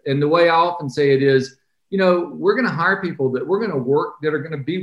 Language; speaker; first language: English; native; English